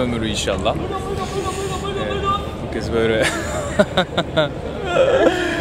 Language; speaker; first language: Turkish; non-native, fluent; Japanese